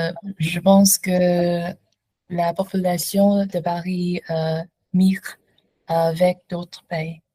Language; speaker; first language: French; non-native, learner; Vietnamese